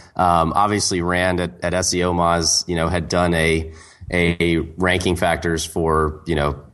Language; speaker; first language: English; native; English